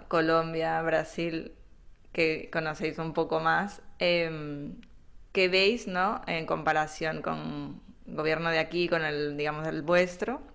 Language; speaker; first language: Spanish; native; Spanish